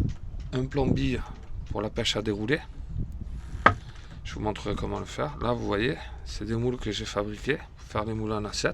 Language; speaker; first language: French; native; French